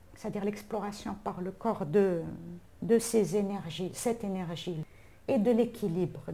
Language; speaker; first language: French; non-native, local second language; Arabic